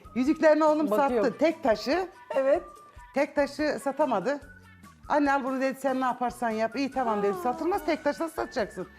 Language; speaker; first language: Turkish; native; Turkish